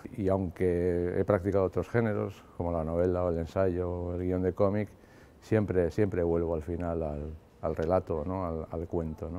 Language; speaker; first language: Spanish; native; Spanish